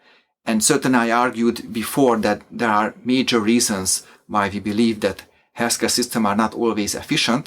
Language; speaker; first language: English; non-native, fluent; Hungarian